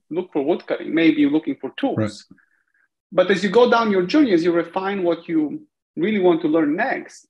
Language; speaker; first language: English; non-native, fluent; Bulgarian